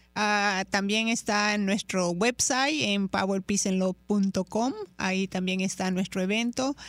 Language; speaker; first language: Spanish; native; Spanish